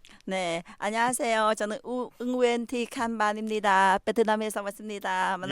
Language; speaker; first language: Korean; non-native, learner; Vietnamese